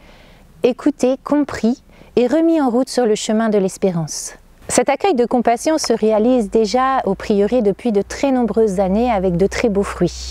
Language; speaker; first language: French; native; French